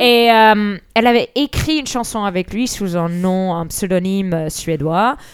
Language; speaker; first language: French; early bilingual, other home language; English